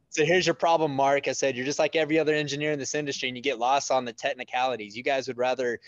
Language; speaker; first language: English; native; English